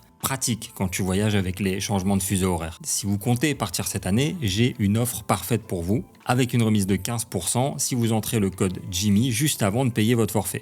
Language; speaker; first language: French; native; French